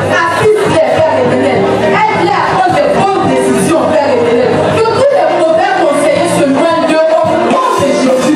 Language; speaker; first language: French; non-native, local second language; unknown